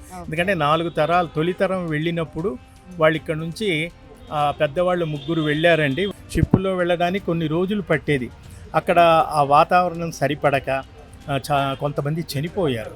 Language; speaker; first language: Telugu; native; Telugu